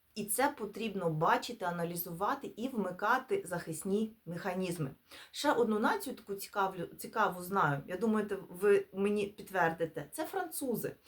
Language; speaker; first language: Ukrainian; non-native, local second language; Russian